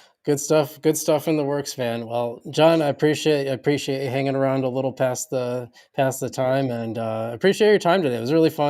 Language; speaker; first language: English; native; English